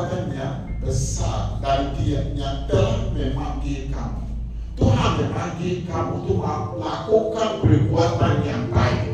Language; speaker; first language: Indonesian; non-native, fluent; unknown